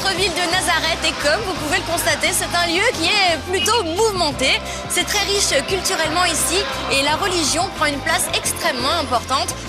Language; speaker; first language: French; native; French